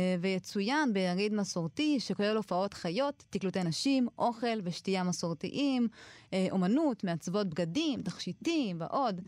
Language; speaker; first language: Hebrew; native; Hebrew